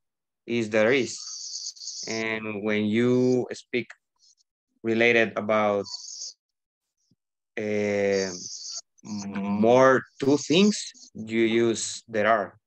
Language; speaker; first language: English; non-native, learner; Spanish